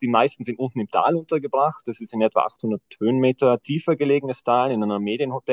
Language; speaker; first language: German; native; German